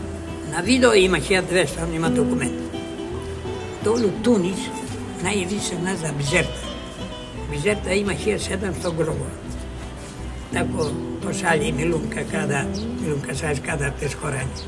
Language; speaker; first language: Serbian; early bilingual, heritage; Greek